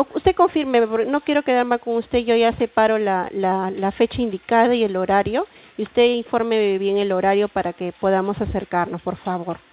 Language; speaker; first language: Spanish; native; Spanish